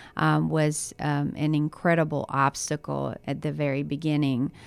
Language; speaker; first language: English; early bilingual, other home language; Spanish